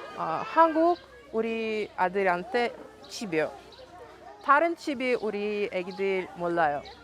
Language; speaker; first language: Korean; non-native, learner; Russian